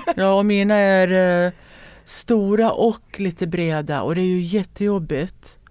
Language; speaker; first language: Swedish; native; Swedish